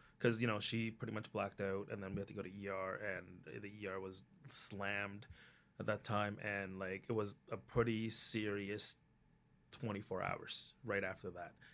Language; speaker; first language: English; early bilingual, other home language; Cantonese